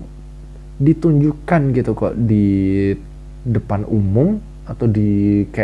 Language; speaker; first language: Indonesian; native; Indonesian